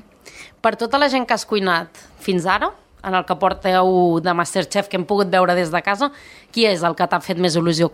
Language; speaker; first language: Catalan; native; Catalan